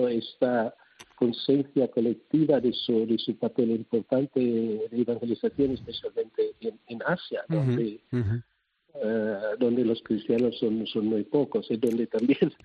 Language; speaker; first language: Spanish; non-native, fluent; Cebuano